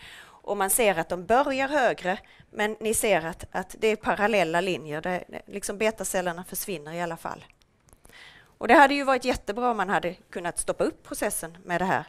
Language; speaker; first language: Swedish; native; Swedish